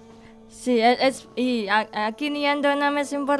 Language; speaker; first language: Catalan; non-native, learner; Indonesian